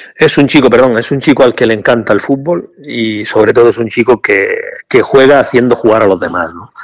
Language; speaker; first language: Spanish; native; Spanish